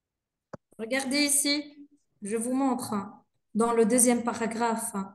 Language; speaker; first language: French; non-native, local second language; Arabic